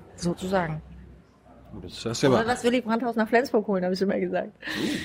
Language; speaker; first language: German; native; German